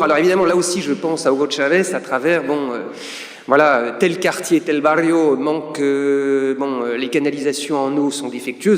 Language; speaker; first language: French; native; French